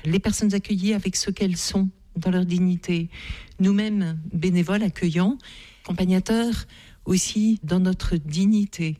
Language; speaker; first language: French; native; French